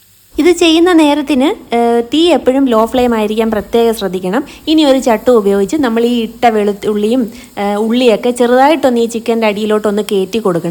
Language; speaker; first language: Malayalam; native; Malayalam